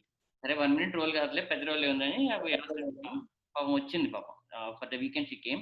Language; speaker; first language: Telugu; native; Telugu